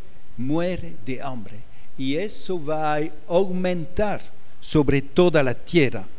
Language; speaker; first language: Spanish; non-native, fluent; French